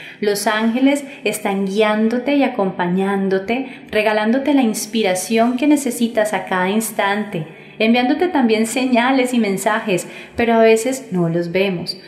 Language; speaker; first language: Spanish; native; Spanish